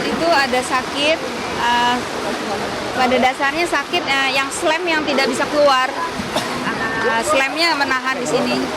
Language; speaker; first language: Indonesian; native; Indonesian